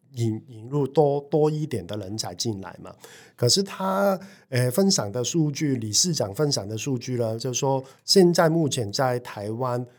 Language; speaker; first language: Chinese; non-native, local second language; Cantonese